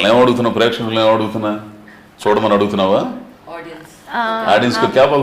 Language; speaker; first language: Telugu; native; Telugu